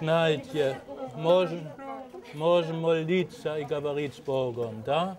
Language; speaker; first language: Russian; non-native, learner; German